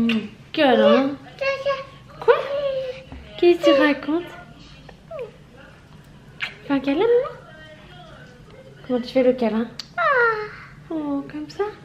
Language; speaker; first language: French; native; French